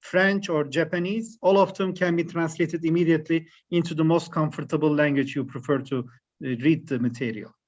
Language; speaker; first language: English; non-native, fluent; Turkish